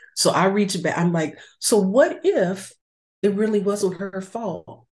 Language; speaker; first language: English; native; English